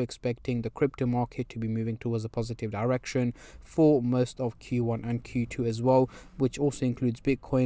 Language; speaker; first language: English; native; English